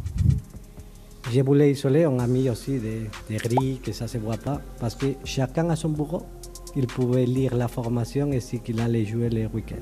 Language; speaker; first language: French; native; French